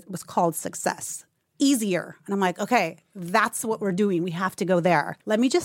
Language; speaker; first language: English; native; English